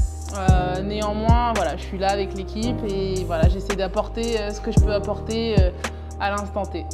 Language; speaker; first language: French; native; French